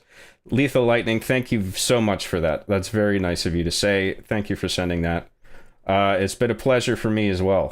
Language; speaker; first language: English; native; English